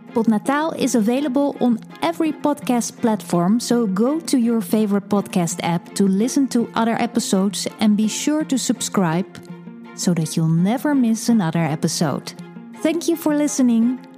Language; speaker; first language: English; non-native, fluent; Dutch